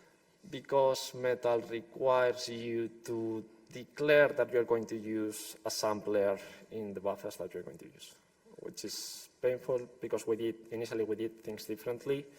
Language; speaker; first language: English; non-native, fluent; Spanish